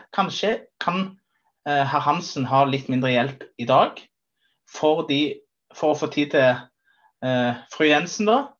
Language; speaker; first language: Norwegian; native; Norwegian